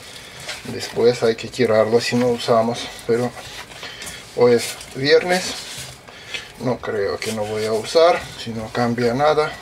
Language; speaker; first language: Spanish; non-native, fluent; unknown